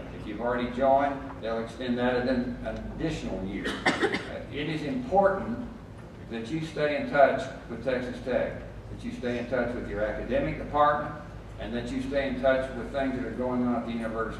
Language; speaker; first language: English; native; English